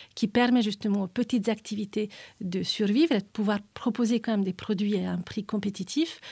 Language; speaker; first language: French; non-native, fluent; Hungarian